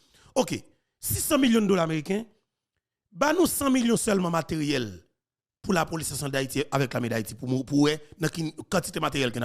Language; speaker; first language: French; non-native, local second language; Haitian Creole